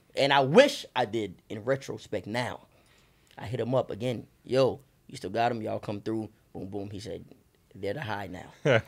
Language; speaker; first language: English; native; English